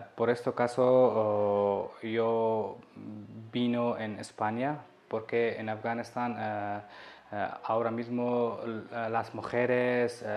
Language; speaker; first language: Spanish; non-native, learner; Persian